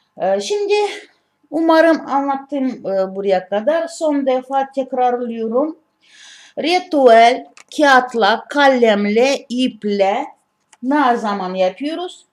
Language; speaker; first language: Turkish; non-native, learner; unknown